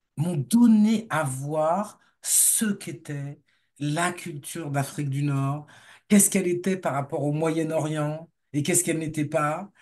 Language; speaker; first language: French; native; French